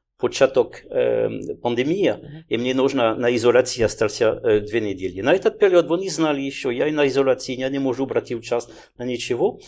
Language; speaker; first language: Ukrainian; non-native, learner; French